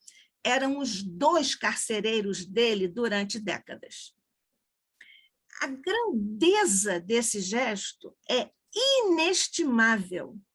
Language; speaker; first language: Portuguese; native; Portuguese